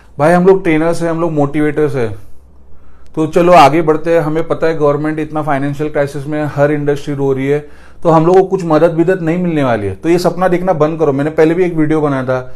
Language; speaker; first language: Hindi; non-native, local second language; Marathi